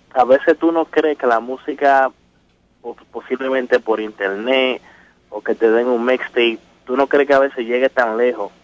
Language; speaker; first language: Spanish; early bilingual, heritage; Spanish